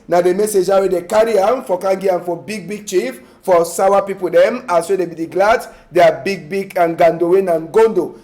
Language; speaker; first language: Nigerian Pidgin; native; Nigerian Pidgin